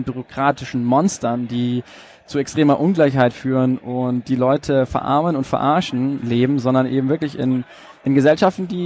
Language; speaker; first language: German; native; German